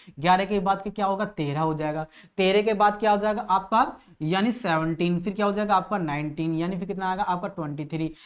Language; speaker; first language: Hindi; native; Hindi